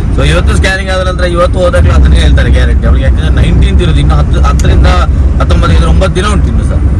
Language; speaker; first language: Kannada; non-native, local second language; Tulu